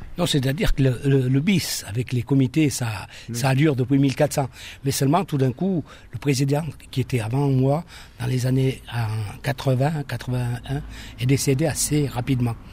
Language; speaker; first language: French; native; French